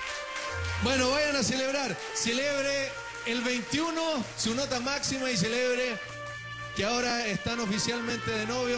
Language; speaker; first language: Spanish; native; Spanish